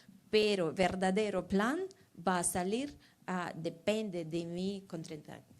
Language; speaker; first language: Spanish; non-native, learner; Russian